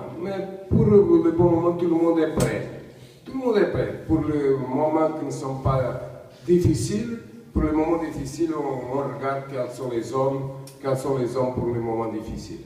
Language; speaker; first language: French; non-native, learner; Portuguese